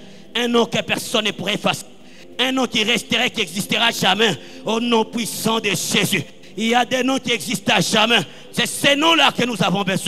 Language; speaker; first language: French; non-native, local second language; Lingala